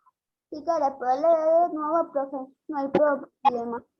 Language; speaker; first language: Spanish; native; Spanish